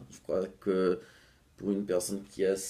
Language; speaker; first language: French; non-native, fluent; Portuguese